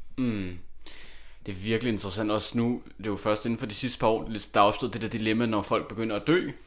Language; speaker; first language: Danish; native; Danish